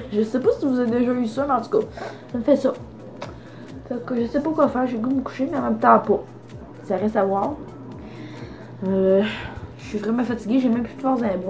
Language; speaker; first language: French; native; French